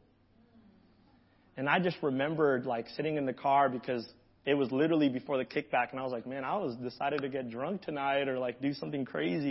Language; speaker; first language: English; native; English